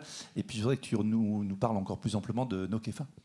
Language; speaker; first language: French; native; French